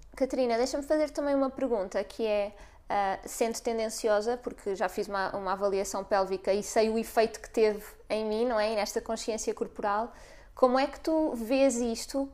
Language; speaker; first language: Portuguese; native; Portuguese